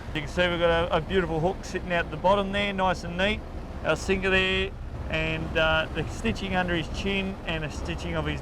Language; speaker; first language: English; native; English